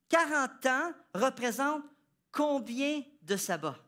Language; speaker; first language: French; native; French